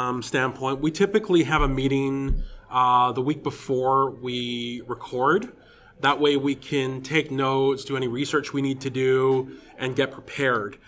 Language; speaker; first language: English; native; English